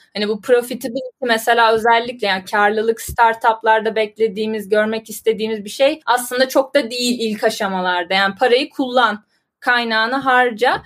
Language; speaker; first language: Turkish; native; Turkish